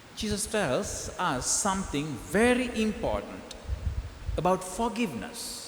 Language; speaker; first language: English; non-native, local second language; Sinhala